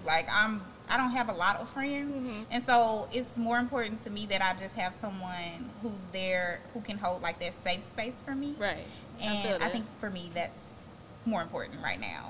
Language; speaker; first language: English; native; English